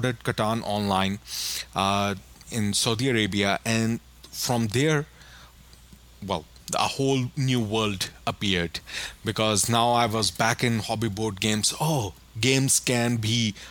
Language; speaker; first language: English; non-native, local second language; Urdu